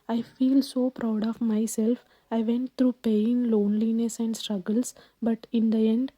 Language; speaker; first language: English; non-native, local second language; Telugu